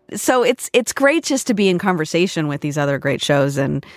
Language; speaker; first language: English; native; English